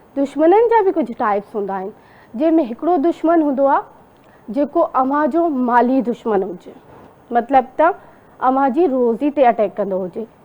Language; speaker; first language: Sindhi; non-native, local second language; Urdu